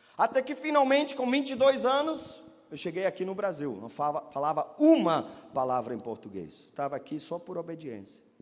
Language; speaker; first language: Portuguese; non-native, fluent; German